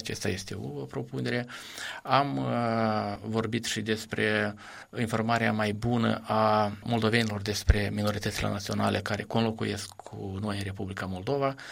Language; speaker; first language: Romanian; native; Romanian